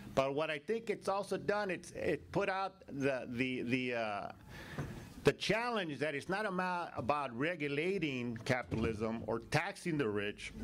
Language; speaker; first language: English; native; English